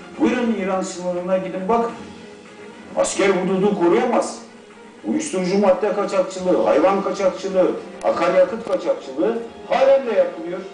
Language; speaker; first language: Turkish; native; Turkish